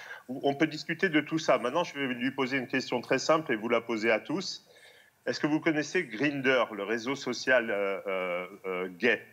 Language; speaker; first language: French; native; French